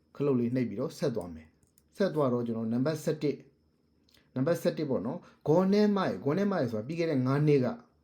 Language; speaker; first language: Burmese; native; Burmese